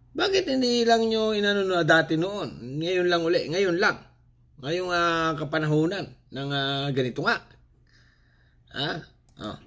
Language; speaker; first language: Filipino; non-native, local second language; Cebuano